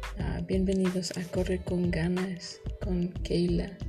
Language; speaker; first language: Spanish; early bilingual, heritage; Spanish